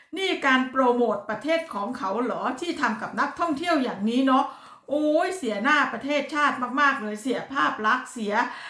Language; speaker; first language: Thai; native; Thai